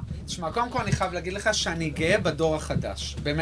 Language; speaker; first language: Hebrew; native; Hebrew